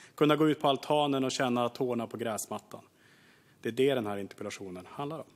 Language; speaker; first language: Swedish; native; Swedish